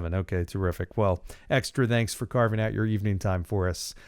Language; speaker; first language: English; native; English